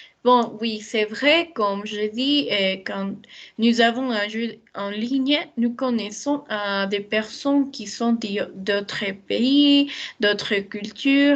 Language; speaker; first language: French; non-native, learner; Spanish